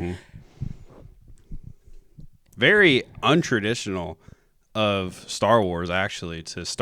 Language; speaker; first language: English; native; English